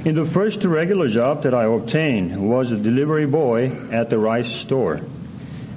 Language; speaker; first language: English; non-native, learner; Korean